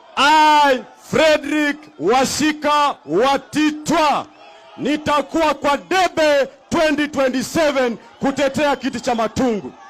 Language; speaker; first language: Swahili; non-native, local second language; Luyia